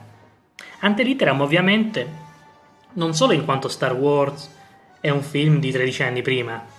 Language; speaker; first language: Italian; native; Italian